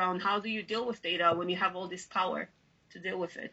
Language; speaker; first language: English; non-native, fluent; Hebrew